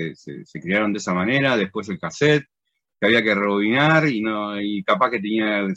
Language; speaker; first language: Spanish; native; Spanish